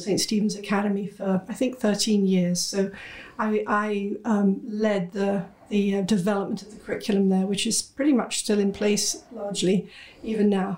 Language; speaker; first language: English; native; English